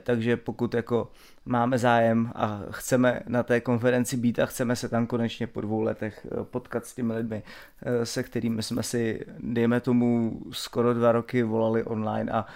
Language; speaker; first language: Czech; native; Czech